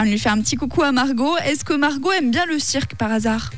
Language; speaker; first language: French; native; French